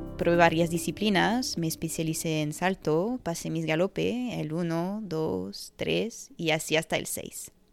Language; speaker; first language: Spanish; non-native, fluent; French